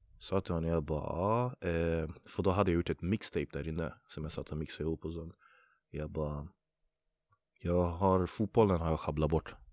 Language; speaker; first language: Swedish; early bilingual, other home language; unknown